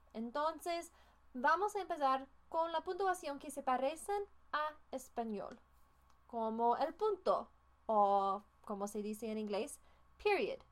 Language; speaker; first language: Spanish; non-native, fluent; English